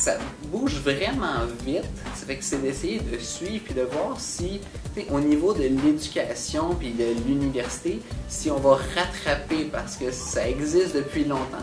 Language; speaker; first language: French; native; French